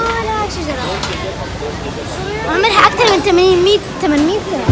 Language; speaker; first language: Arabic; native; Arabic